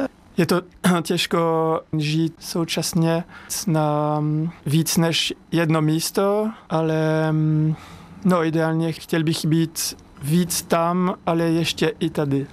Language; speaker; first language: Czech; non-native, fluent; French